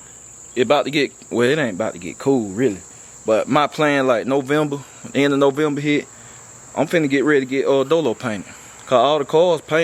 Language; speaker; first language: English; native; English